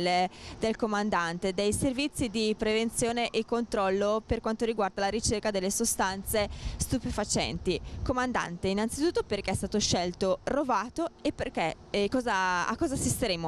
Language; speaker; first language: Italian; native; Italian